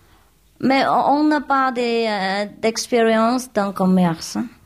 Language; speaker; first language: French; non-native, learner; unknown